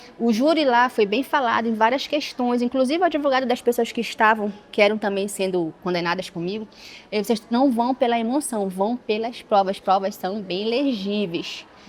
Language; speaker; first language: Portuguese; native; Portuguese